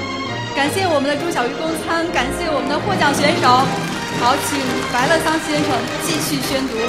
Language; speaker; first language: Chinese; native; Chinese